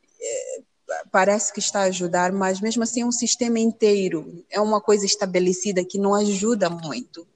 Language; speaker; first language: Portuguese; native; Portuguese